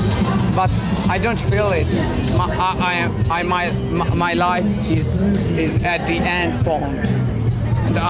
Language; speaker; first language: English; non-native, learner; Hungarian